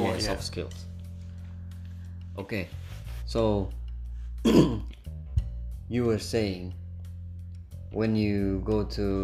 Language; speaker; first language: English; non-native, fluent; Indonesian